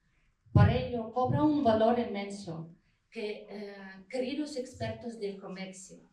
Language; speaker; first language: Spanish; non-native, fluent; Ukrainian